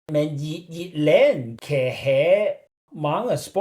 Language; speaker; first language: Danish; non-native, learner; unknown